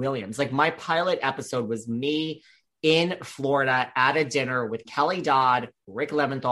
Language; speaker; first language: English; native; English